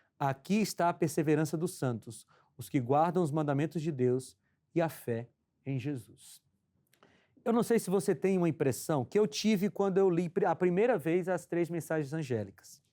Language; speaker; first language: Portuguese; native; Portuguese